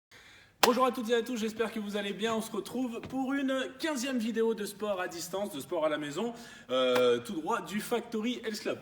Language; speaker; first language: French; native; French